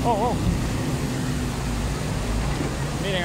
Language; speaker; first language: Spanish; native; Spanish